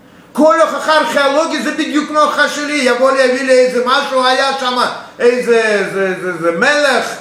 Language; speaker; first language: Hebrew; non-native, fluent; Russian